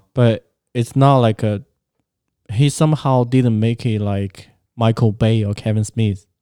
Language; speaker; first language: English; non-native, fluent; Chinese